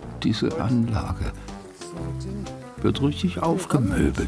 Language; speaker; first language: German; native; German